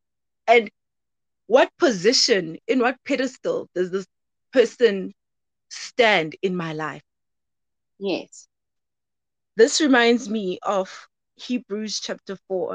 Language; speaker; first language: English; non-native, local second language; Zulu